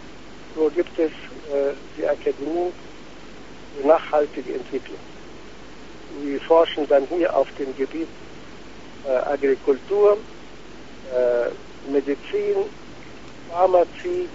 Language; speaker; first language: German; non-native, fluent; Arabic